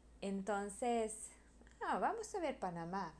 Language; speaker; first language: Spanish; non-native, learner; Hungarian